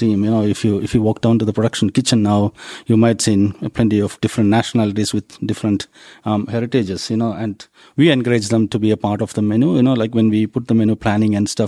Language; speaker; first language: English; non-native, local second language; Malayalam